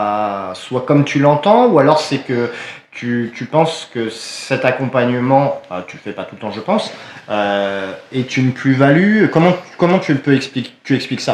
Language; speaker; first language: French; native; French